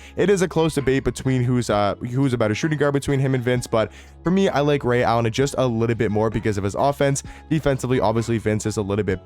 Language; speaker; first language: English; native; English